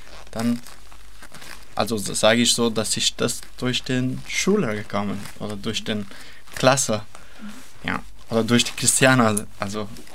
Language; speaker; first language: German; non-native, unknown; Persian